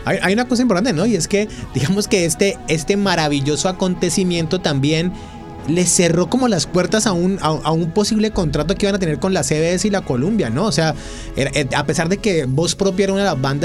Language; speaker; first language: Spanish; native; Spanish